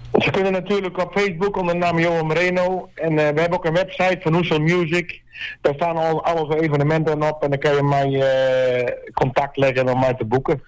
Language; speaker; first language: Dutch; native; Dutch